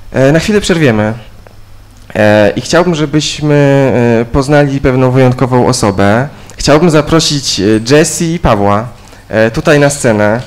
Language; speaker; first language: Polish; native; Polish